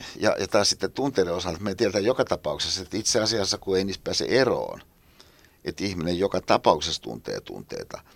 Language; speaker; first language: Finnish; native; Finnish